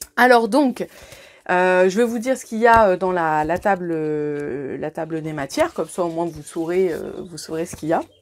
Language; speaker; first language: French; native; French